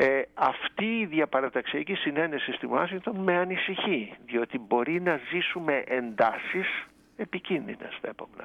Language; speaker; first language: Greek; native; Greek